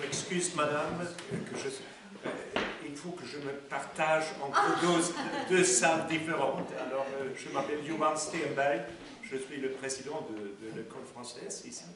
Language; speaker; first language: French; non-native, fluent; Swedish